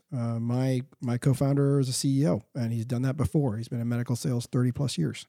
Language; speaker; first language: English; early bilingual, other home language; Spanish